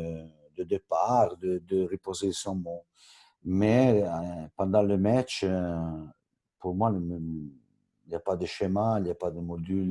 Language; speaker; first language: French; non-native, local second language; Italian